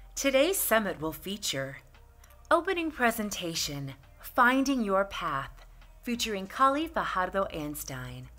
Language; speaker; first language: English; native; English